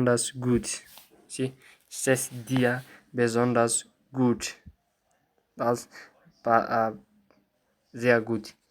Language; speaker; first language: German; non-native, fluent; Somali